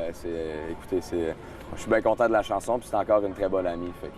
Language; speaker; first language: French; native; French